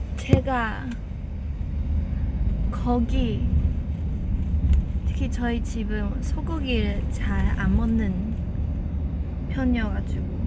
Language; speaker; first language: Korean; non-native, fluent; Chinese